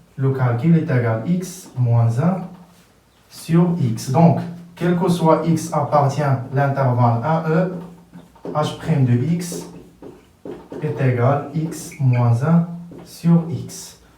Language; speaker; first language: French; non-native, local second language; Arabic